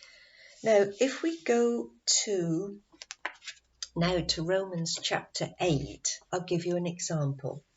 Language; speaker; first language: English; native; English